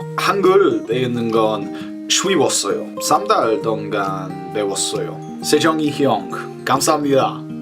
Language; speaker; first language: Korean; non-native, learner; English